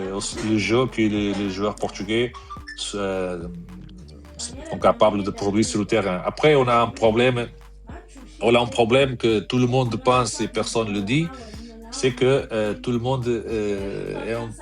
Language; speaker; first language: French; non-native, fluent; Portuguese